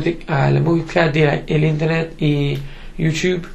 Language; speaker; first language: Spanish; non-native, learner; English